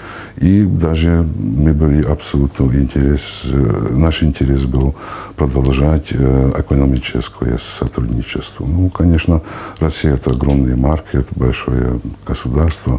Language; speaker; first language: Russian; non-native, fluent; Hungarian